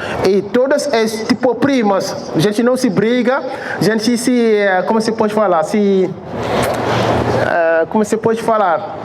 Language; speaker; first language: Portuguese; non-native, fluent; Wolof